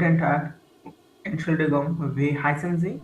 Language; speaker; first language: German; non-native, learner; Bangla